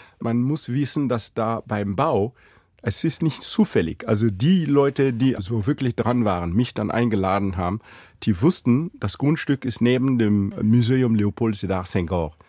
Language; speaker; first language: German; non-native, fluent; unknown